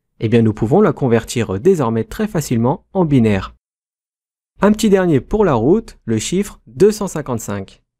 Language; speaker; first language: French; native; French